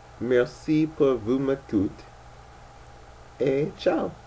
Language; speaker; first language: French; non-native, learner; English